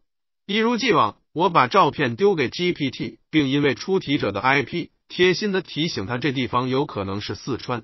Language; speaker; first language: Chinese; native; Chinese